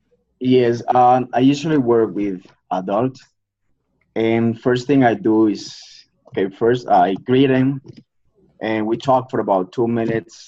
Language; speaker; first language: English; non-native, fluent; Spanish